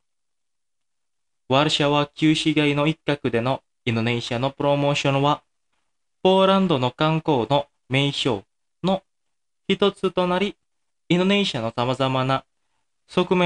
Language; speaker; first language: Japanese; non-native, fluent; Indonesian